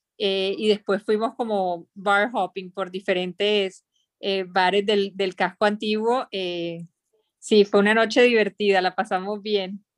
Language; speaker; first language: Spanish; native; Spanish